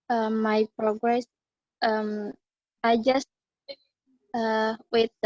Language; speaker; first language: English; non-native, learner; Indonesian